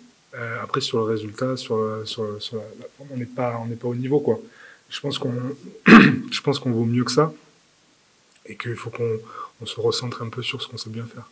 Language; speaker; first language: French; native; French